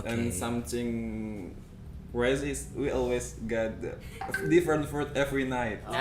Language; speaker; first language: English; non-native, fluent; Indonesian